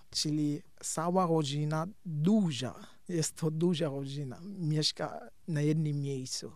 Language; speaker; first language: Polish; non-native, fluent; Kongo